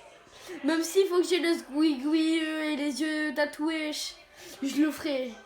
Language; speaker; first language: French; native; French